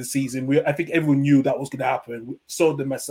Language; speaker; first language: English; native; English